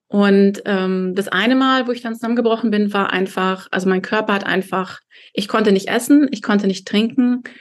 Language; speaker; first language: German; early bilingual, heritage; Russian